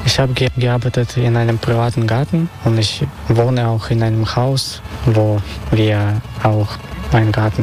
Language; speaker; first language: German; non-native, fluent; Russian